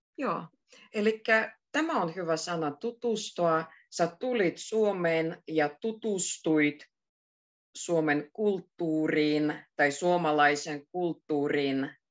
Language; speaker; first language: Finnish; native; Finnish